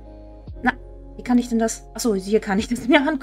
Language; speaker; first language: German; native; German